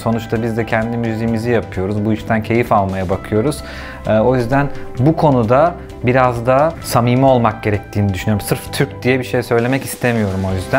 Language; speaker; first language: Turkish; native; Turkish